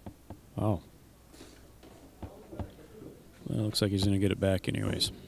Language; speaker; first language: English; native; English